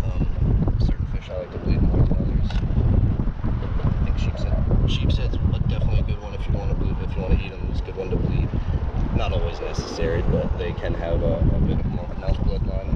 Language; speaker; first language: English; native; English